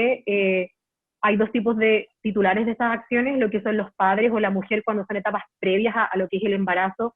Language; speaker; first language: Spanish; native; Spanish